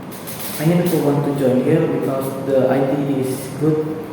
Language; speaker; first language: English; non-native, learner; Indonesian